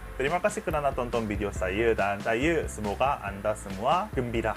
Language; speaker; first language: Malay; non-native, learner; Korean